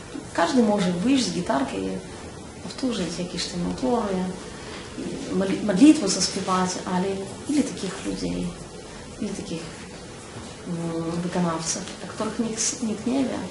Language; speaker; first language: Polish; non-native, learner; Russian